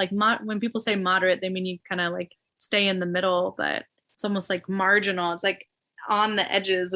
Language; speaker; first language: English; native; English